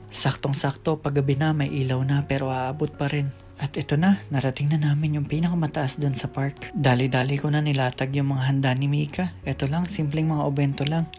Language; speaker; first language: Filipino; native; Filipino